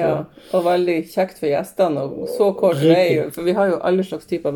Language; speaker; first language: Norwegian; native; Norwegian